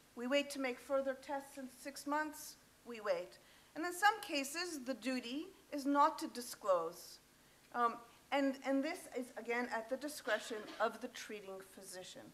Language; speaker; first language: English; native; English